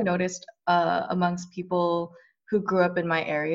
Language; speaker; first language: English; native; English